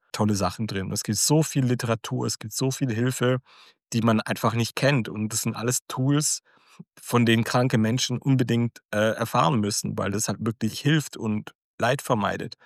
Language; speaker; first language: German; early bilingual, other home language; Croatian